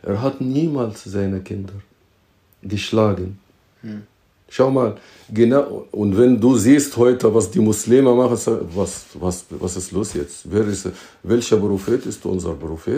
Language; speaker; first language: German; non-native, fluent; Arabic